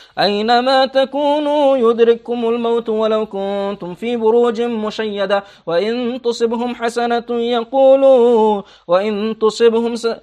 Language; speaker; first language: Arabic; non-native, fluent; Persian